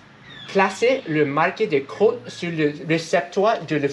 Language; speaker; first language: French; non-native, learner; English